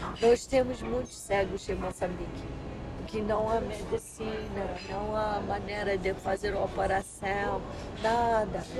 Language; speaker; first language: Portuguese; non-native, learner; English